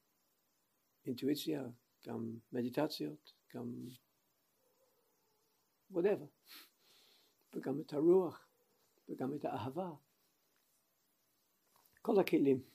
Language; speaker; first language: Hebrew; non-native, fluent; English